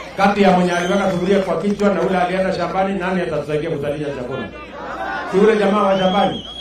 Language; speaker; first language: Swahili; non-native, local second language; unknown